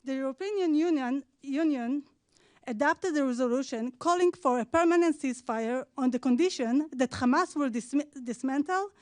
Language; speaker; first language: English; non-native, fluent; Hebrew